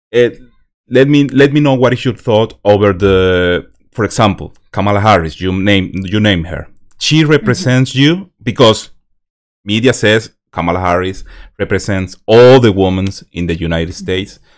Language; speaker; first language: English; non-native, learner; Spanish